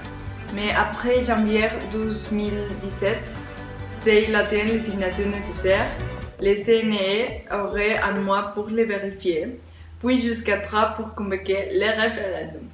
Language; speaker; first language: French; non-native, learner; Spanish